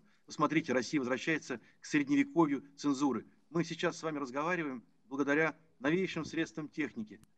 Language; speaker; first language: Russian; native; Russian